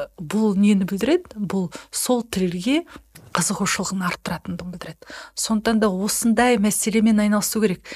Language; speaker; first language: Kazakh; native; Kazakh